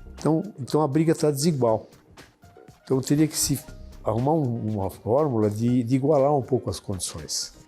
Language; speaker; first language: Portuguese; early bilingual, other home language; Arabic